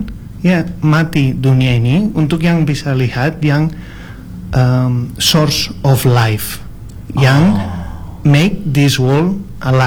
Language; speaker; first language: Indonesian; non-native, learner; Spanish